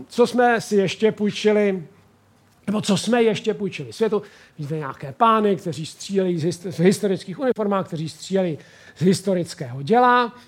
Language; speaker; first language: Czech; native; Czech